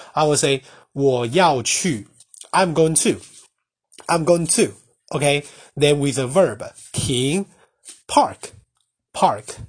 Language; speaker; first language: English; non-native, fluent; Chinese